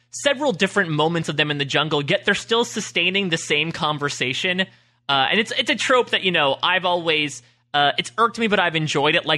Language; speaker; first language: English; native; English